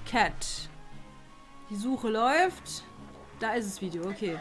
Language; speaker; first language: German; native; German